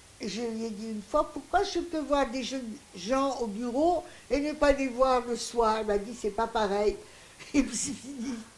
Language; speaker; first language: French; non-native, local second language; Greek